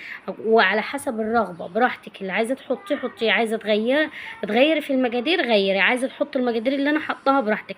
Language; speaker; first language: Arabic; native; Arabic